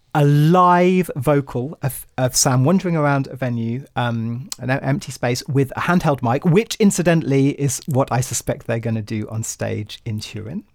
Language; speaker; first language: English; native; English